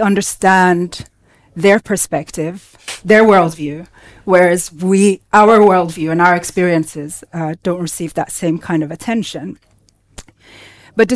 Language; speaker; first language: English; non-native, local second language; Finnish